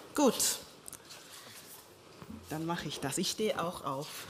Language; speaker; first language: German; non-native, fluent; English